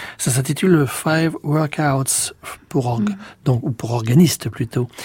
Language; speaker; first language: French; native; French